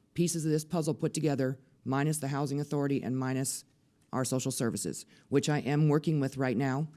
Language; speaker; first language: English; native; English